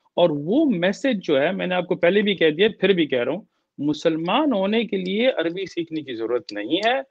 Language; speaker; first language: Urdu; early bilingual, heritage; Urdu